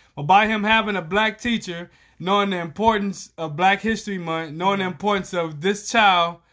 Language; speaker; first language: English; native; English